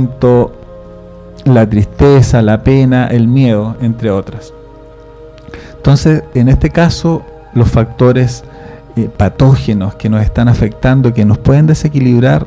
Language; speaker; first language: Spanish; native; Spanish